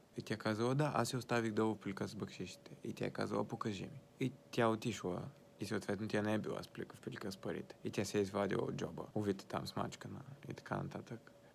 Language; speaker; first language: Bulgarian; native; Bulgarian